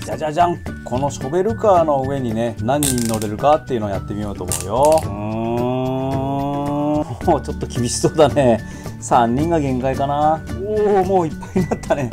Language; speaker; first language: Japanese; native; Japanese